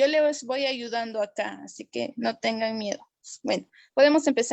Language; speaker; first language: Spanish; non-native, local second language; Kaqchikel